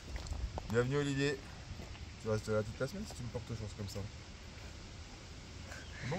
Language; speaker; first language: French; native; French